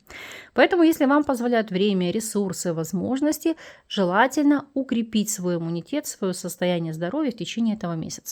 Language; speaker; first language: Russian; native; Russian